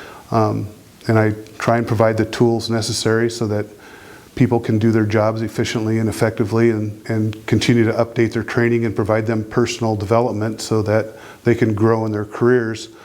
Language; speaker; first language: English; native; English